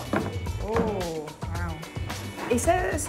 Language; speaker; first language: French; native; French